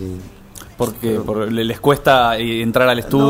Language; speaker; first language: Spanish; native; Spanish